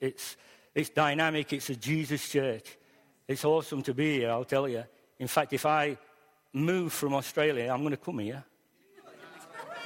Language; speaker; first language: English; native; English